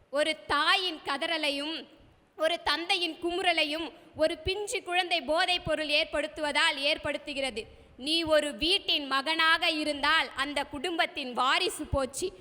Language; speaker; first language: Tamil; native; Tamil